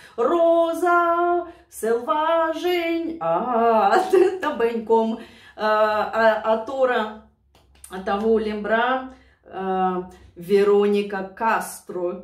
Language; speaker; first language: Portuguese; non-native, learner; Russian